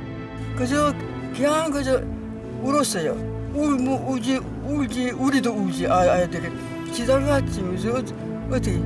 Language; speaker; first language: Korean; early bilingual, heritage; Korean